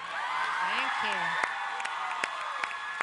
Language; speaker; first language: English; native; English